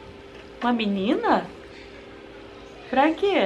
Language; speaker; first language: Portuguese; native; Portuguese